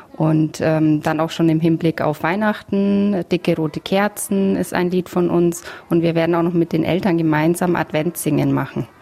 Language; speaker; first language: German; native; German